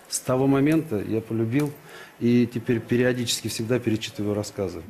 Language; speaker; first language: Russian; native; Russian